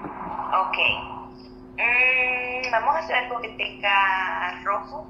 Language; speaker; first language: Spanish; native; Spanish